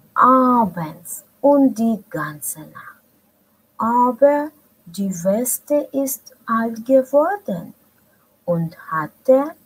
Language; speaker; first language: German; non-native, fluent; Russian